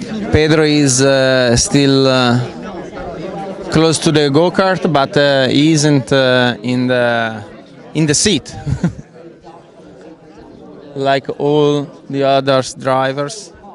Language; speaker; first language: English; non-native, fluent; Italian